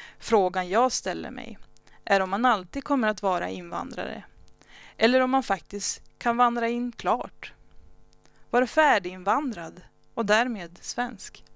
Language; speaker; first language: Swedish; early bilingual, other home language; Spanish